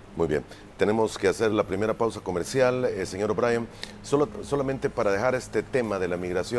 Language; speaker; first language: Spanish; native; Spanish